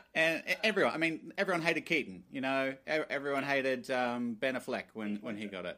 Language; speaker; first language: English; native; English